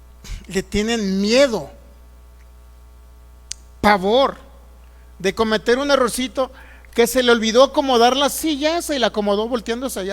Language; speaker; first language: Spanish; native; Spanish